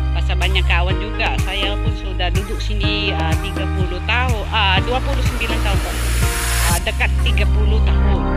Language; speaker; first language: Malay; non-native, fluent; Filipino